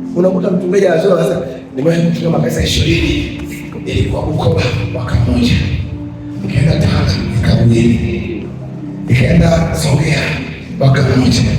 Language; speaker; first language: Swahili; non-native, local second language; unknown